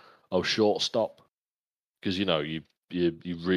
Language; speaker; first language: English; native; English